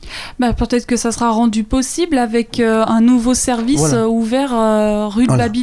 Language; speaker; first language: French; native; French